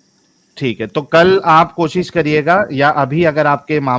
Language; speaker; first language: Hindi; native; Hindi